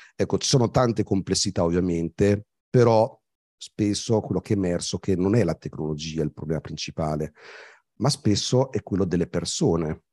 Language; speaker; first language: Italian; native; Italian